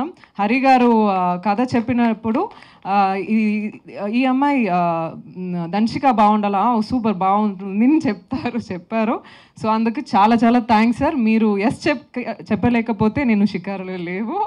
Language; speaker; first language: Telugu; non-native, local second language; Tamil